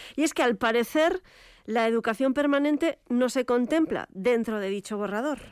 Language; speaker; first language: Spanish; native; Spanish